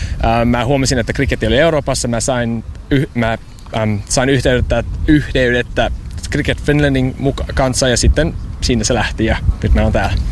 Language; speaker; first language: Finnish; non-native, fluent; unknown